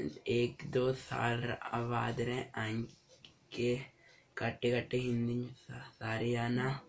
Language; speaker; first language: Hindi; non-native, local second language; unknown